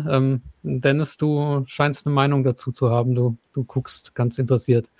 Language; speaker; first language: German; native; German